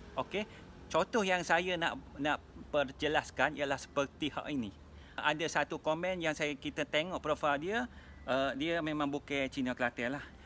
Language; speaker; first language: Malay; non-native, local second language; Min Nan Chinese